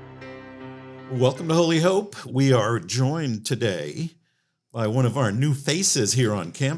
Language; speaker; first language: English; native; English